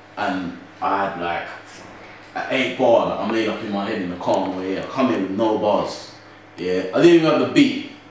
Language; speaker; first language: English; native; English